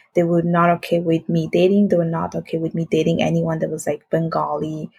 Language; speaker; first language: English; non-native, fluent; Italian